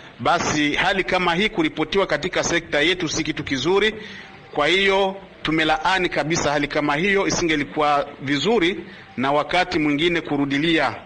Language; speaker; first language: Swahili; non-native, local second language; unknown